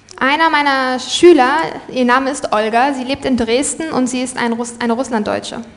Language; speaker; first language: German; native; German